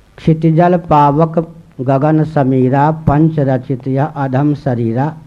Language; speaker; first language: Hindi; native; Hindi